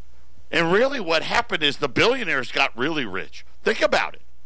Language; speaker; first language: English; native; English